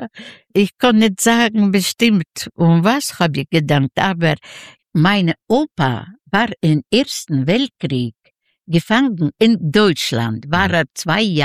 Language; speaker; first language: German; non-native, learner; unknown